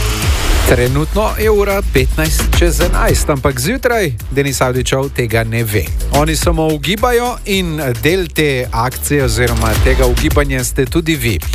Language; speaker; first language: Slovenian; native; Slovenian